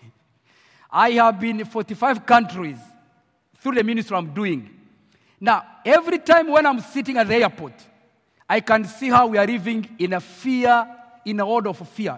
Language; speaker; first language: English; non-native, local second language; Kinyarwanda